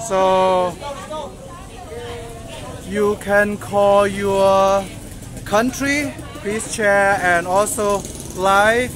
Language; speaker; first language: English; non-native, learner; Thai